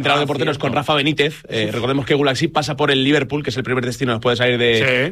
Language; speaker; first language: Spanish; native; Spanish